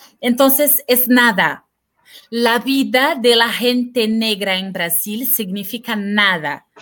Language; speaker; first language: Spanish; non-native, fluent; Portuguese